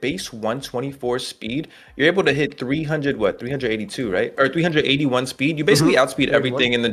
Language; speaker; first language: English; native; English